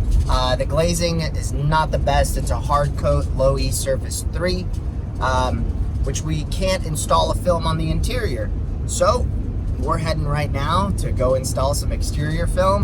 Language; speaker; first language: English; native; English